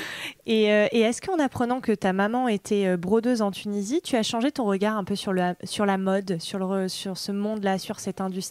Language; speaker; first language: French; native; French